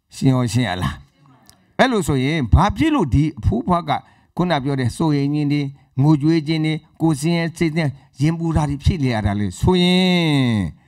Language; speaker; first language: Burmese; native; Burmese